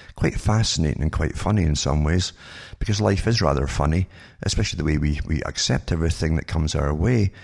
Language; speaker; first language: English; native; English